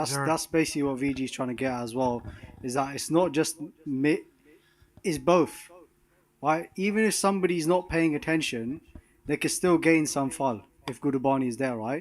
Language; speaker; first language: English; non-native, local second language; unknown